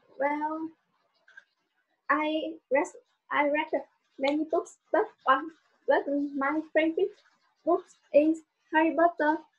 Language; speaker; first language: English; non-native, learner; Vietnamese